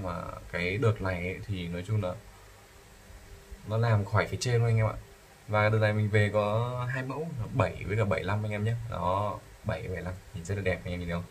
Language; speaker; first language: Vietnamese; native; Vietnamese